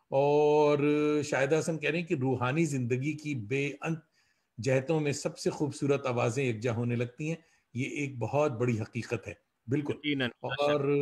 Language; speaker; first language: Hindi; native; Hindi